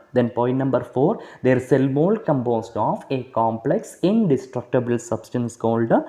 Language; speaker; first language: English; non-native, local second language; Malayalam